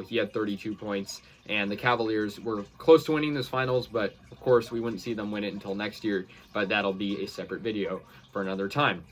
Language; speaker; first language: English; native; English